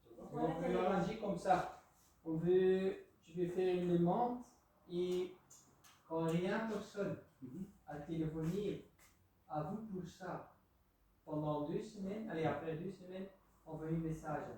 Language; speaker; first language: French; non-native, local second language; Dutch